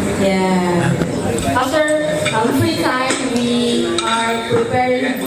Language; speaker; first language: English; non-native, fluent; Indonesian